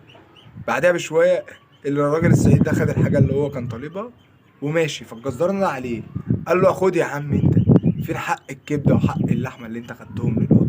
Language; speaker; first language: Arabic; native; Arabic